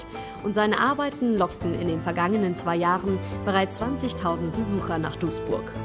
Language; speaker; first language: German; native; German